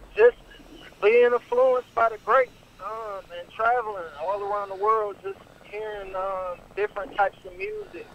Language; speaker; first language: English; native; English